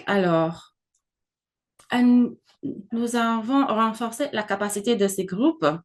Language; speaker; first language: French; non-native, fluent; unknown